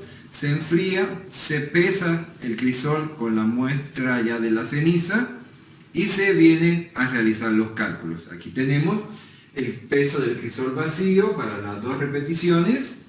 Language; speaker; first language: Spanish; native; Spanish